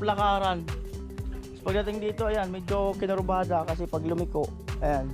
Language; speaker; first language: Filipino; native; Filipino